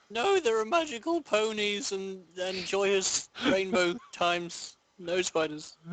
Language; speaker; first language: English; native; English